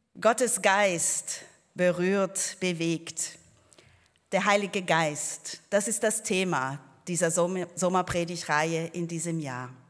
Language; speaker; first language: German; non-native, fluent; Portuguese